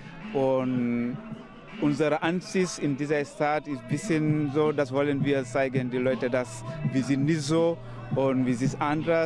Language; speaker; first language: German; non-native, learner; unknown